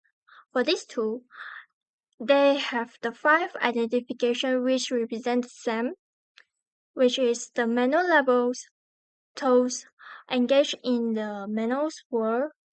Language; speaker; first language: English; non-native, learner; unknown